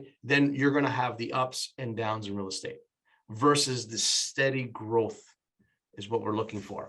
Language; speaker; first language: English; native; English